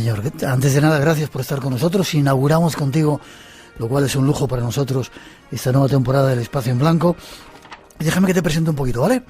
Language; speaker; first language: Spanish; native; Spanish